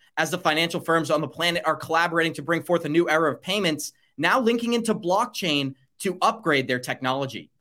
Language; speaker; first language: English; native; English